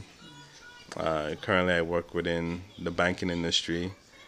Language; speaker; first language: English; non-native, local second language; Igbo